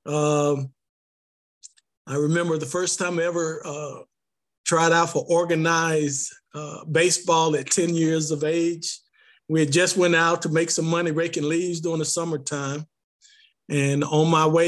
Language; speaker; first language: English; native; English